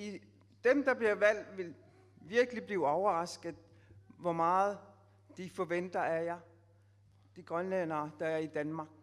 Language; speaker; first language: Danish; non-native, local second language; Kalaallisut